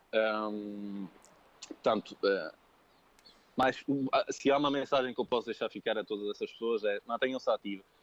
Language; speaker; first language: Portuguese; early bilingual, other home language; French